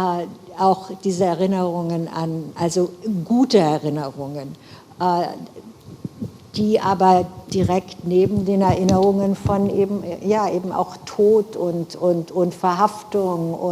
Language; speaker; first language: German; non-native, fluent; English